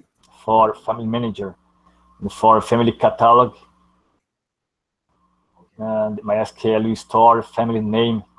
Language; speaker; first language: English; non-native, learner; Portuguese